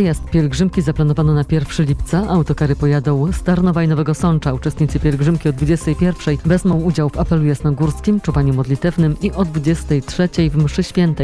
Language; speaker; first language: Polish; native; Polish